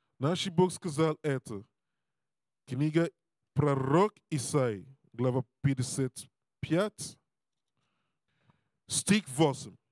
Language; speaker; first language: Russian; non-native, learner; English